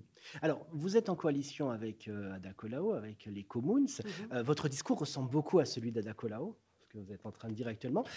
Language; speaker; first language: French; native; French